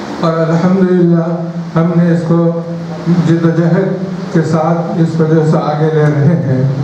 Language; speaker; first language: Urdu; native; Urdu